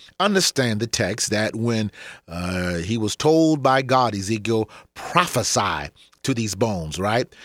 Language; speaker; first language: English; native; English